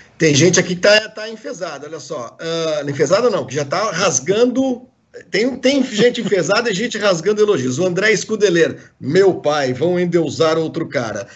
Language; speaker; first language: Portuguese; native; Portuguese